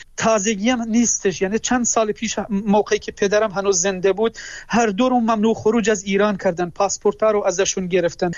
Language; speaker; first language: Persian; non-native, local second language; Kurdish